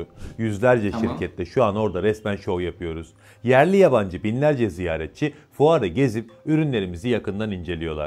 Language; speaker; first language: Turkish; native; Turkish